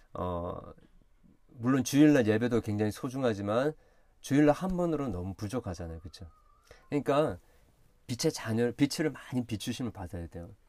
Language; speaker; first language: Korean; early bilingual, heritage; Korean